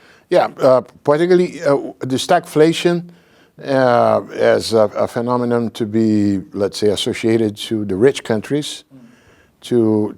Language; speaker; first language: English; non-native, fluent; Portuguese